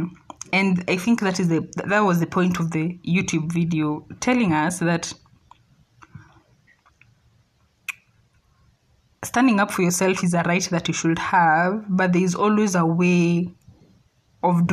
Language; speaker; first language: English; non-native, local second language; Swahili